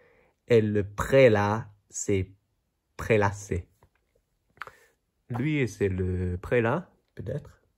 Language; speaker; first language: French; non-native, fluent; Chinese